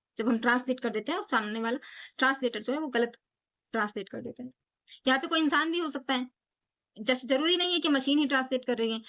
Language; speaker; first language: Hindi; native; Hindi